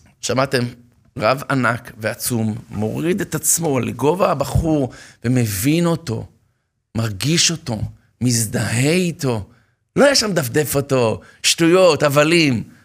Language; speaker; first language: Hebrew; native; Hebrew